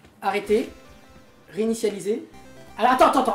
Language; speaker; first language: French; native; French